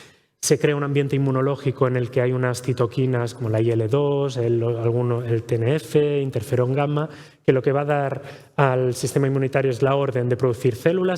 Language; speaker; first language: Spanish; native; Spanish